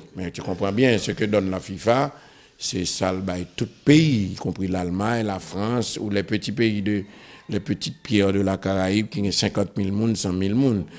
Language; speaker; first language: French; non-native, local second language; Haitian Creole